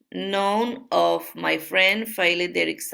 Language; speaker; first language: English; non-native, learner; Spanish